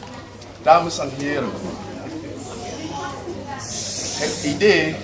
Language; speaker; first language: Dutch; non-native, learner; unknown